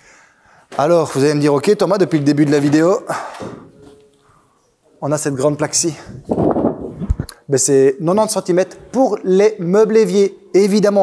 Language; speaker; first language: French; native; French